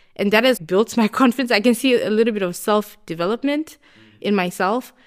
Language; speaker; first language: English; non-native, local second language; Shona